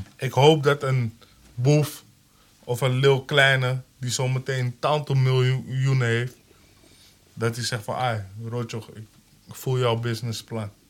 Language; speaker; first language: Dutch; early bilingual, other home language; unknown